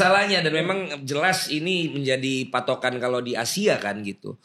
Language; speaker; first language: Indonesian; non-native, fluent; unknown